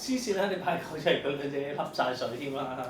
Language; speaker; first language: Cantonese; native; Cantonese